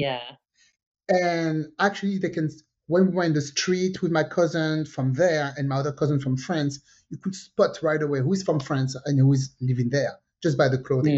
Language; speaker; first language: English; non-native, fluent; French